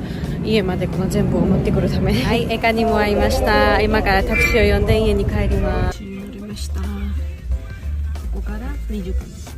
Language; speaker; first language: Japanese; non-native, learner; Georgian